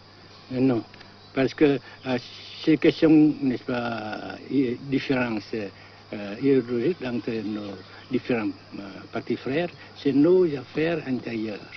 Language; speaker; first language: French; non-native, fluent; Vietnamese